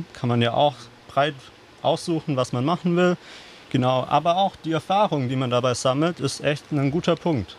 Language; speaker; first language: German; native; German